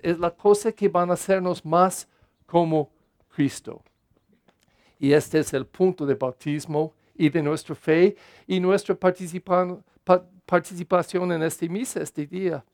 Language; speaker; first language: Spanish; non-native, fluent; English